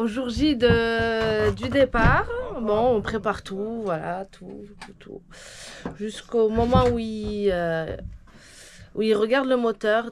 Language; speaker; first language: French; native; French